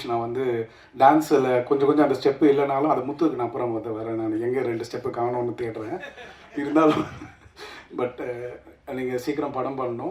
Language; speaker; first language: Tamil; native; Tamil